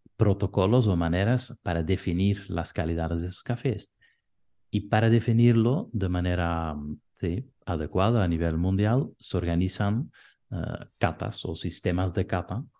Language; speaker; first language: Spanish; non-native, fluent; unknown